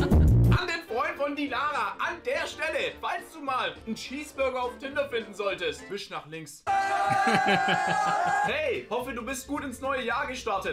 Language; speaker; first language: German; native; German